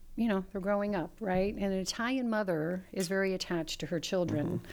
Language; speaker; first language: English; early bilingual, other home language; Italian